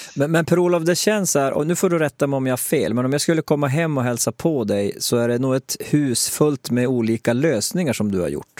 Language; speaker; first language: Swedish; native; Swedish